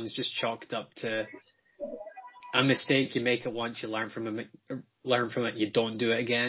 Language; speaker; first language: English; native; English